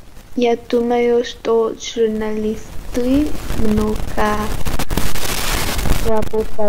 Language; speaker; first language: Russian; non-native, learner; Vietnamese